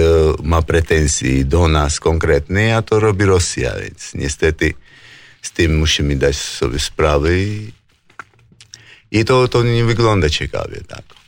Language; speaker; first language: Polish; non-native, fluent; Georgian